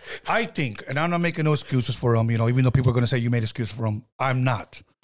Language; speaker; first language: English; native; English